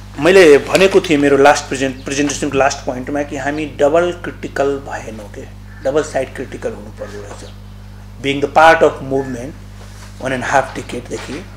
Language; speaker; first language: Nepali; non-native, local second language; Maithili